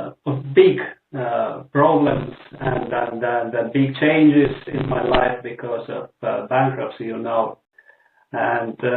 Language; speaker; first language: English; non-native, learner; Estonian